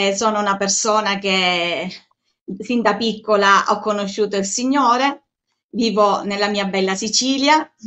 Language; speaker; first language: Italian; native; Italian